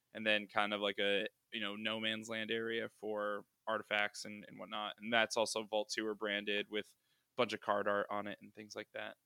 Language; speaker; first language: English; native; English